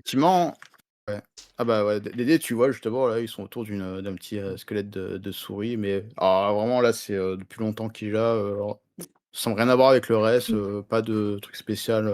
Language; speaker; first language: French; native; French